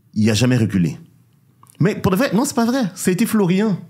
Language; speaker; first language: French; native; French